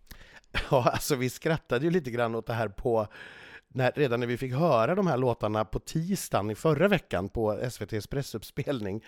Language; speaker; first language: Swedish; native; Swedish